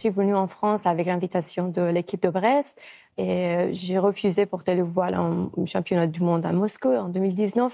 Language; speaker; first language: French; non-native, fluent; Persian